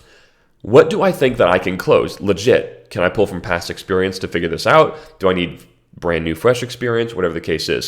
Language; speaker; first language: English; native; English